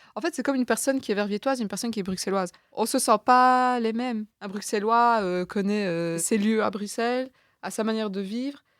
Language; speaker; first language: French; early bilingual, other home language; Turkish